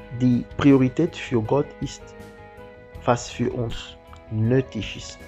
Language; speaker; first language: German; non-native, learner; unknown